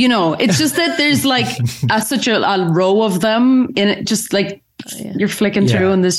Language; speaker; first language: English; native; English